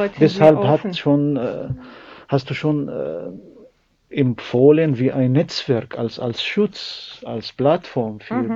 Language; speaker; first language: German; non-native, learner; Arabic